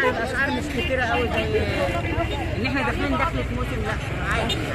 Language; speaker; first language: Arabic; native; Arabic